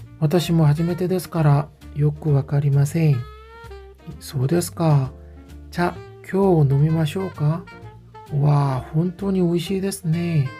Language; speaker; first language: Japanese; non-native, fluent; Korean